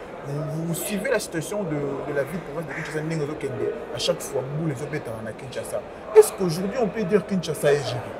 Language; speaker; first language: French; non-native, local second language; Lingala